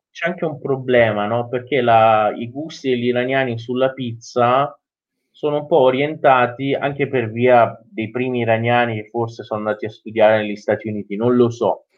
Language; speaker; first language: Italian; non-native, fluent; Persian